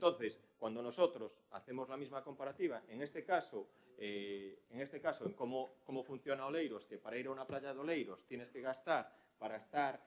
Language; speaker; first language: Spanish; native; Spanish